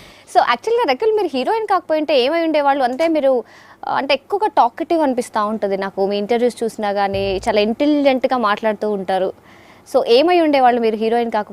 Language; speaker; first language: Telugu; native; Telugu